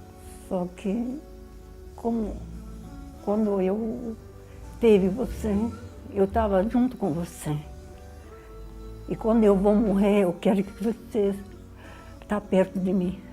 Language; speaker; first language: Portuguese; non-native, learner; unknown